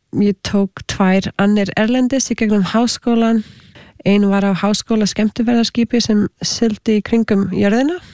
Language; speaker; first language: Icelandic; non-native, fluent; English